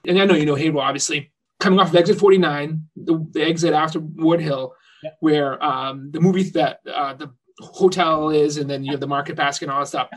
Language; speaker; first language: English; native; English